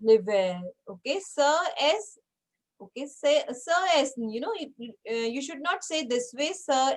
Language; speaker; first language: English; non-native, local second language; Hindi